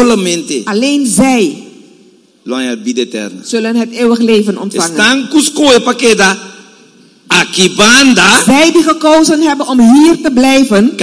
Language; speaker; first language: Dutch; non-native, fluent; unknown